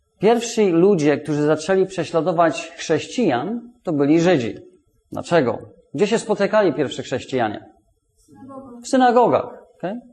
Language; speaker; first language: Polish; non-native, fluent; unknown